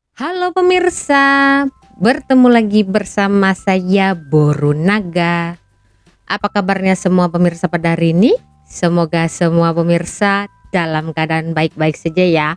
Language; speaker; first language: Indonesian; native; Indonesian